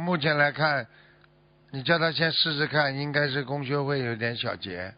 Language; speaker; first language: Chinese; native; Chinese